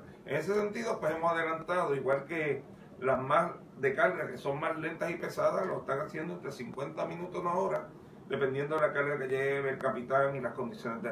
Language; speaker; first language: Spanish; native; Spanish